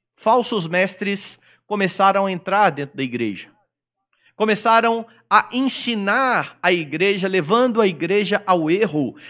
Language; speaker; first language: Portuguese; native; Portuguese